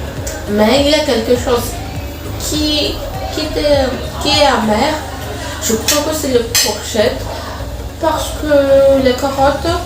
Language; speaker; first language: French; non-native, local second language; Malagasy